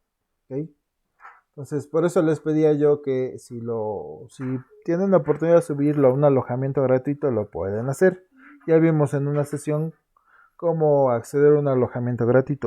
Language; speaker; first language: Spanish; native; Spanish